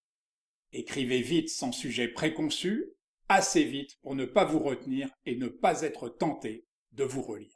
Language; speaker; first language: French; native; French